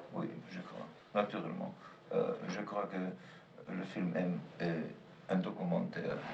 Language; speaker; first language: French; non-native, fluent; German